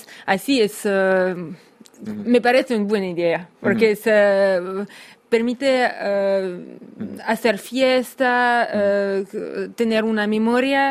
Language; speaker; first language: Spanish; non-native, fluent; Russian